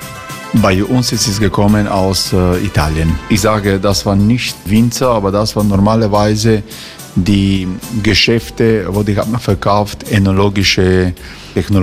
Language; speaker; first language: German; non-native, learner; Croatian